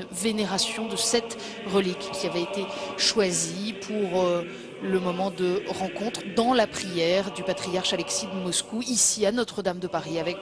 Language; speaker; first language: French; native; French